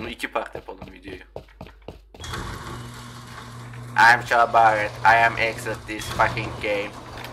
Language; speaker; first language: English; non-native, learner; Turkish